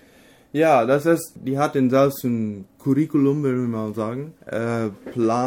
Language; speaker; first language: German; non-native, local second language; Low German